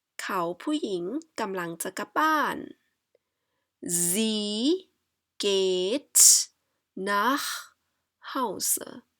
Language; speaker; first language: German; non-native, fluent; Thai